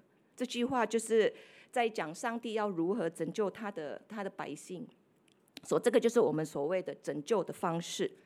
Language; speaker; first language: Chinese; non-native, fluent; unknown